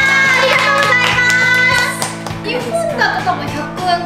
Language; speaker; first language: Japanese; native; Japanese